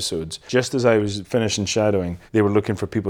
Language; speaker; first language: English; native; English